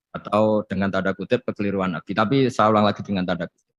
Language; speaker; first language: Malay; non-native, local second language; Javanese